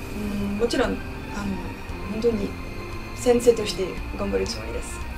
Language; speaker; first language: Japanese; non-native, learner; French